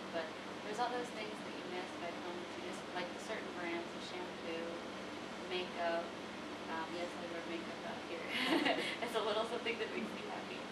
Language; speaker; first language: English; native; English